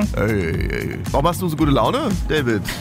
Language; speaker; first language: German; native; German